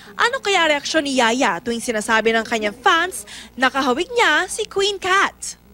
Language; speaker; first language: Filipino; native; Filipino